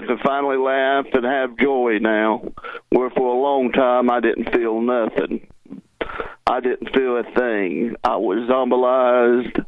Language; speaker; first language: English; native; English